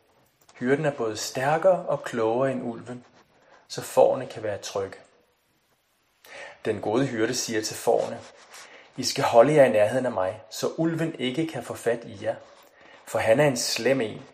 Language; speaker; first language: Danish; native; Danish